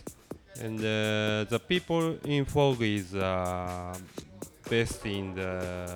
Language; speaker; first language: English; non-native, learner; Japanese